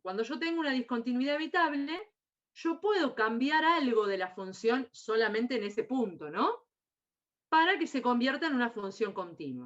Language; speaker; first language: Spanish; native; Spanish